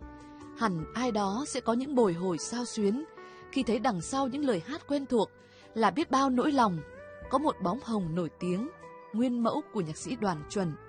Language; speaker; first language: Vietnamese; native; Vietnamese